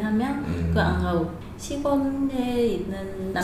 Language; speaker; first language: Korean; non-native, learner; Vietnamese